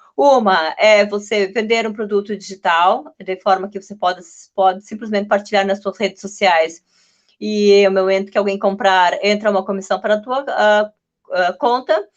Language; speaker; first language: Portuguese; native; Portuguese